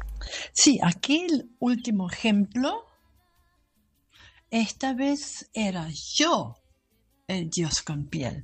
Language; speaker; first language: Spanish; non-native, fluent; German